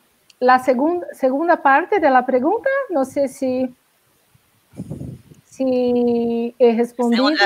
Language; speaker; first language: Spanish; non-native, learner; Portuguese